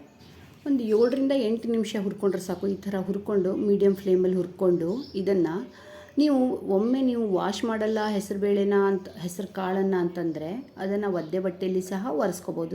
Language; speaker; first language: Kannada; native; Kannada